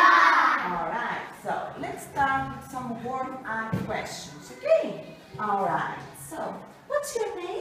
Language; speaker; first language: English; non-native, fluent; Greek